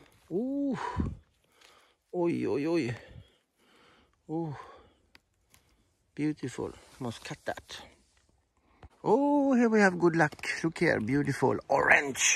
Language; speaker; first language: English; non-native, learner; Swedish